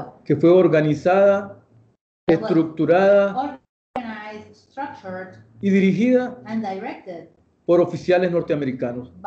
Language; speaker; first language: Spanish; native; Spanish